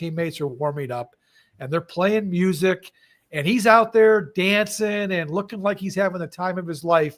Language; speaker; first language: English; native; English